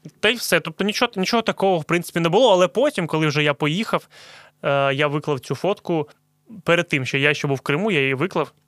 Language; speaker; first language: Ukrainian; non-native, local second language; Russian